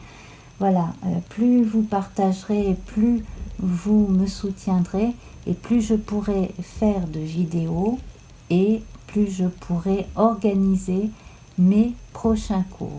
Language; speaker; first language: French; native; French